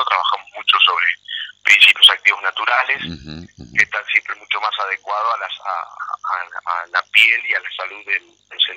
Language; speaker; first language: Spanish; native; Spanish